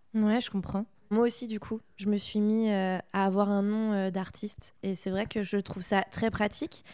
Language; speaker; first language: French; native; French